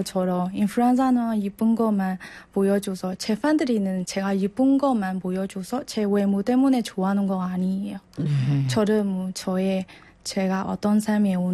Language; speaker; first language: Korean; non-native, learner; Burmese